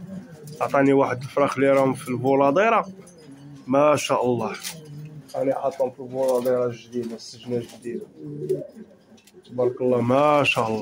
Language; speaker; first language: Arabic; native; Arabic